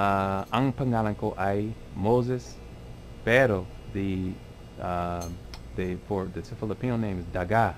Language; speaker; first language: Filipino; non-native, learner; English